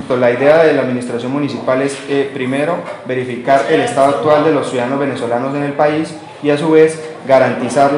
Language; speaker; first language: Spanish; native; Spanish